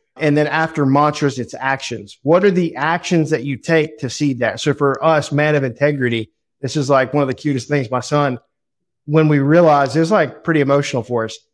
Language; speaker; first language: English; native; English